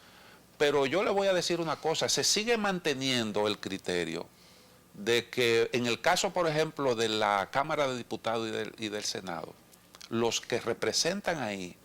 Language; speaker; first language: Spanish; native; Spanish